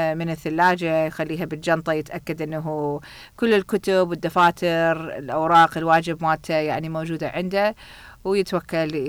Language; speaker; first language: Arabic; early bilingual, heritage; Arabic